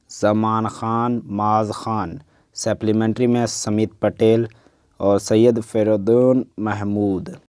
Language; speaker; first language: Urdu; native; Urdu